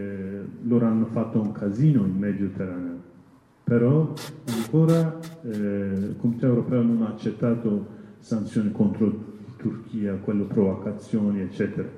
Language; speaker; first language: Italian; non-native, learner; Kurdish